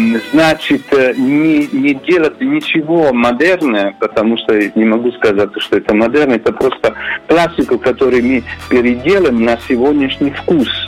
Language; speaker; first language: Russian; non-native, fluent; Italian